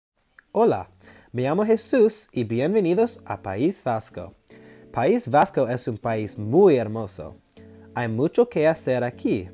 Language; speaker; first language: Spanish; non-native, learner; English